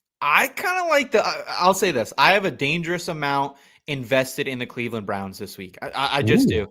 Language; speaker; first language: English; native; English